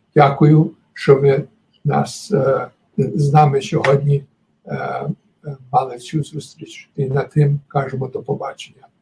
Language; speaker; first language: Ukrainian; early bilingual, heritage; Ukrainian